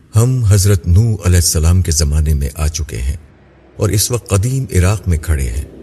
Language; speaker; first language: Urdu; native; Urdu